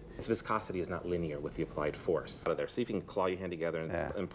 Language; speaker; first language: English; native; English